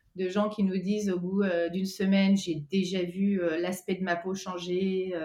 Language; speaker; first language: French; native; French